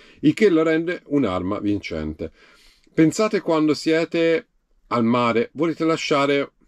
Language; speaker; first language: Italian; native; Italian